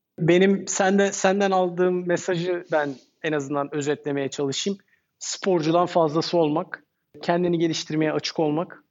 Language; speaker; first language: Turkish; native; Turkish